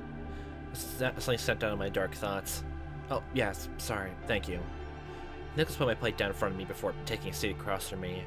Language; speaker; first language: English; native; English